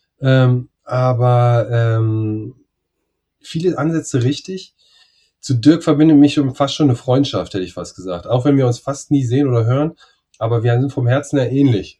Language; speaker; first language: German; native; German